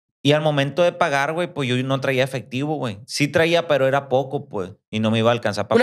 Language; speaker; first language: Spanish; native; Spanish